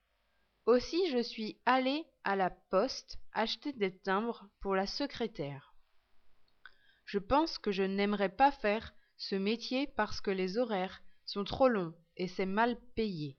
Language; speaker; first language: French; non-native, learner; English